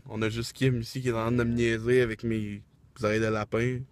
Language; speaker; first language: French; native; French